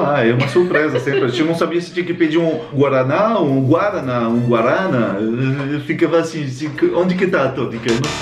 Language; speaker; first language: Portuguese; non-native, fluent; French